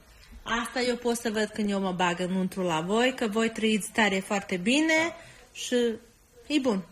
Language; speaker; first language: Romanian; non-native, fluent; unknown